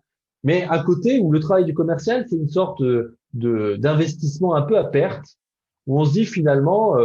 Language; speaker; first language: French; native; French